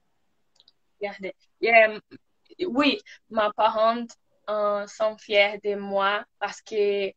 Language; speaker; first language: French; non-native, learner; Portuguese